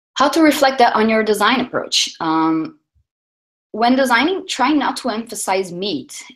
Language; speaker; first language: English; non-native, fluent; Portuguese